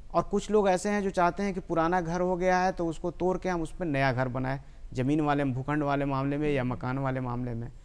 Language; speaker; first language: Hindi; native; Hindi